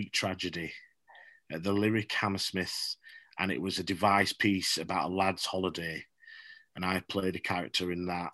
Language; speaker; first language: English; native; English